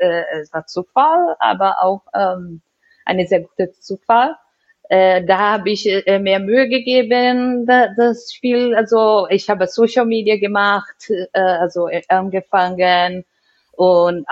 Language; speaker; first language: German; non-native, fluent; Portuguese